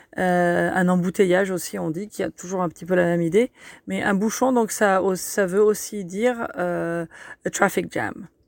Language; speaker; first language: French; native; French